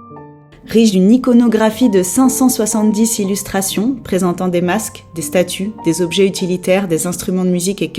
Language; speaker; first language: French; native; French